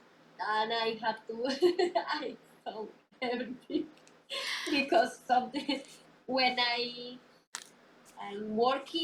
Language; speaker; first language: English; non-native, learner; Spanish